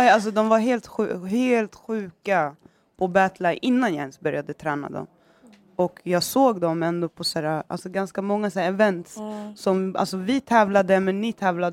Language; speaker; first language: Swedish; native; Swedish